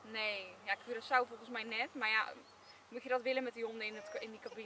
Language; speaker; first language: Dutch; native; Dutch